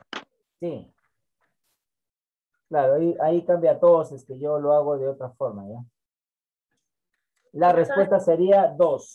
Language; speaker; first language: Spanish; native; Spanish